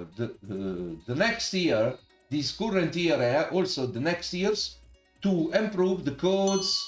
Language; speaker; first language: English; non-native, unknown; Italian